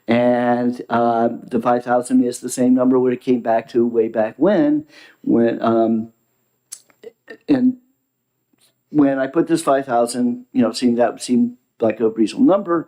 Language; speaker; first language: English; native; English